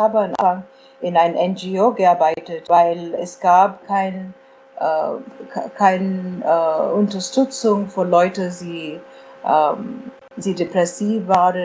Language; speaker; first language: German; non-native, fluent; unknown